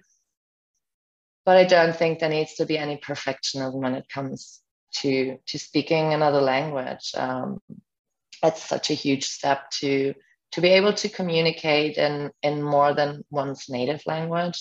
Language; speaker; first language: English; non-native, fluent; German